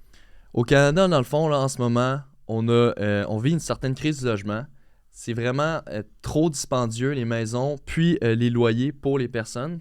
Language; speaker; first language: French; native; French